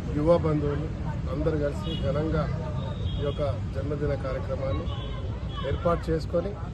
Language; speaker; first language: Telugu; native; Telugu